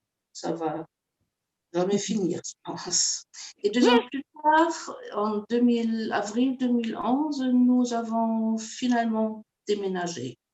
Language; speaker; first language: French; non-native, fluent; German